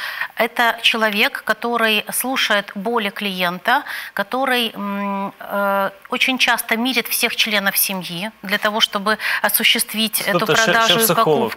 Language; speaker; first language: Russian; native; Russian